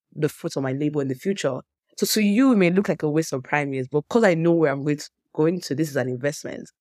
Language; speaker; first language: English; non-native, local second language; Yoruba